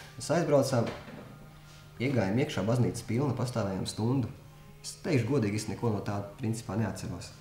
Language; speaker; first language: Latvian; non-native, local second language; Russian